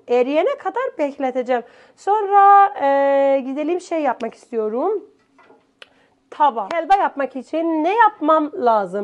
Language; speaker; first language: Turkish; non-native, fluent; Persian